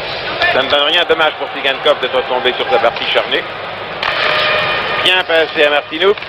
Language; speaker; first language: French; native; French